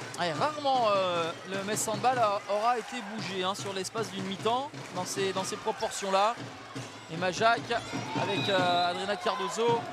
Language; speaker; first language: French; native; French